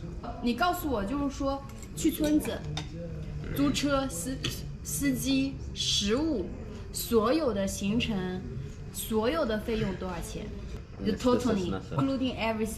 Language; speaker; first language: Chinese; native; Chinese